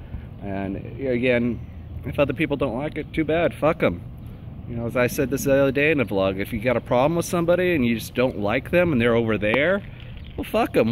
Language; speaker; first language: English; native; English